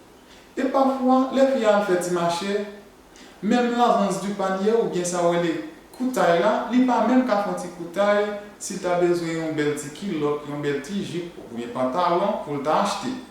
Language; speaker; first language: French; non-native, learner; Haitian Creole